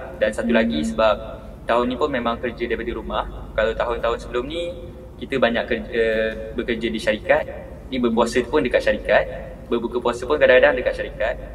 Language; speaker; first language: Malay; native; Malay